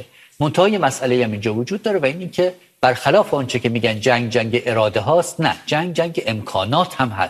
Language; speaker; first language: Persian; native; Persian